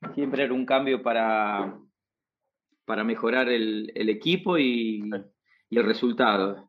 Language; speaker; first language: Spanish; native; Spanish